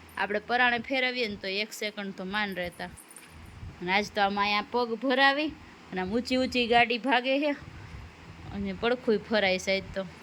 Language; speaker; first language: Gujarati; native; Gujarati